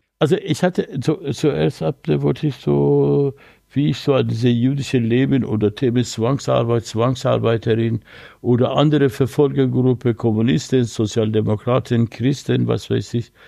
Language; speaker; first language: German; non-native, learner; Persian